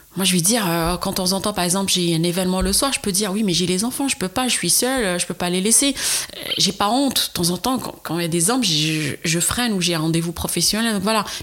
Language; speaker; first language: French; non-native, local second language; Arabic